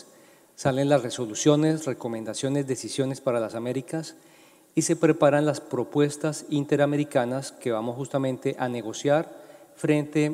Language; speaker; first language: Spanish; native; Spanish